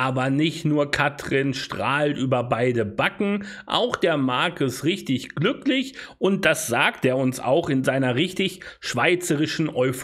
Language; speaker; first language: German; native; German